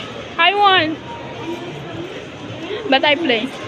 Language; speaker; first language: English; non-native, learner; Indonesian